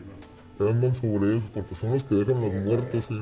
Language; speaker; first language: Spanish; native; Spanish